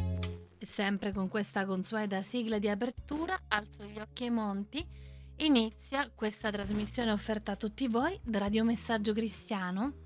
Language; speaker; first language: Italian; native; Italian